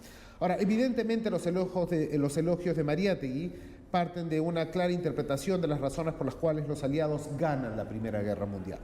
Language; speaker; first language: Spanish; native; Spanish